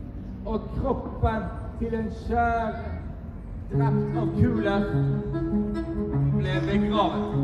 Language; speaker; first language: Norwegian; non-native, fluent; Persian